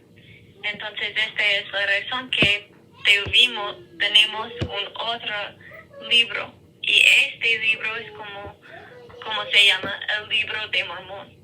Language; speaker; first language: Spanish; non-native, learner; English